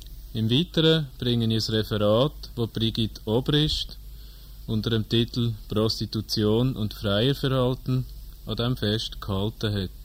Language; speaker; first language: German; native; German